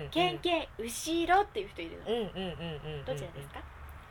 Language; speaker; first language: Japanese; native; Japanese